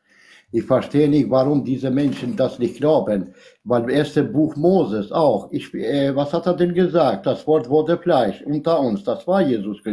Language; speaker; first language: German; non-native, fluent; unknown